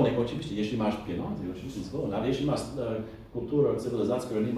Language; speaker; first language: Polish; non-native, fluent; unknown